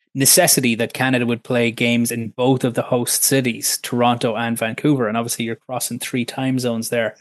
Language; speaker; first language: English; native; English